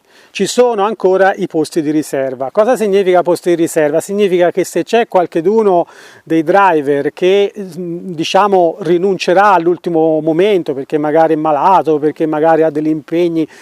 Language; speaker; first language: Italian; native; Italian